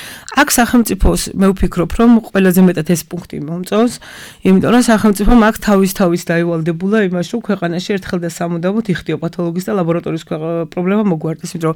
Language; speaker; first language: Georgian; native; Georgian